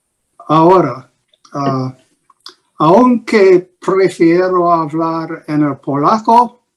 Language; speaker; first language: Spanish; non-native, learner; English